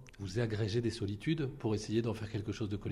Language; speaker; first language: French; native; French